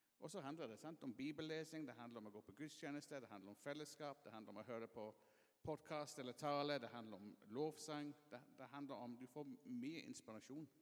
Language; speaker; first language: Norwegian; non-native, fluent; English